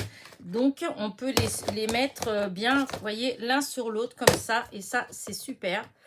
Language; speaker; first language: French; native; French